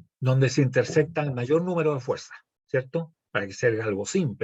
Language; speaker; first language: Spanish; native; Spanish